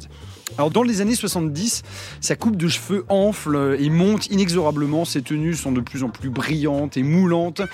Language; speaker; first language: French; native; French